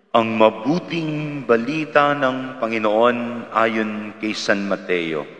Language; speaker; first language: Filipino; native; Filipino